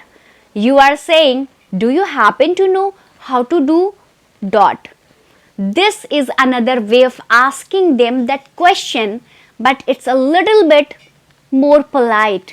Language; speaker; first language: English; non-native, fluent; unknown